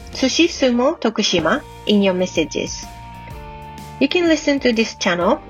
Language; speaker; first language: English; non-native, fluent; Japanese